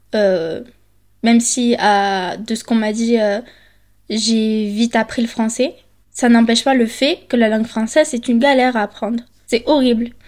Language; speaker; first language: French; early bilingual, other home language; Spanish